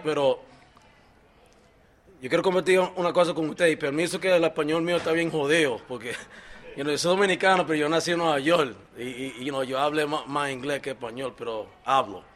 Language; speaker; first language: Spanish; early bilingual, heritage; Spanish